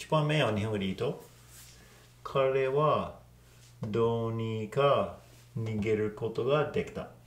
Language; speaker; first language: Japanese; non-native, fluent; English